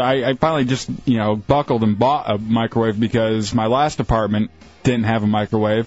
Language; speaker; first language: English; native; English